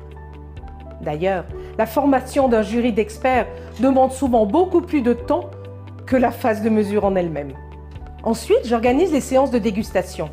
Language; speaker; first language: French; native; French